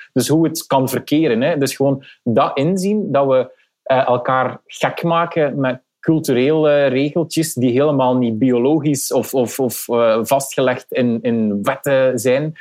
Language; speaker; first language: Dutch; native; Dutch